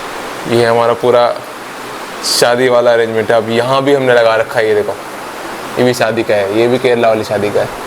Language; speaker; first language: Hindi; native; Hindi